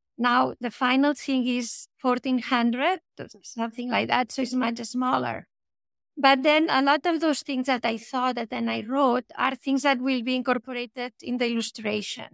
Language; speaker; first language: English; non-native, fluent; Catalan